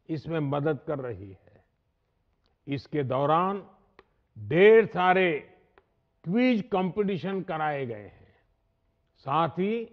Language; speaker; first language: Hindi; non-native, local second language; Gujarati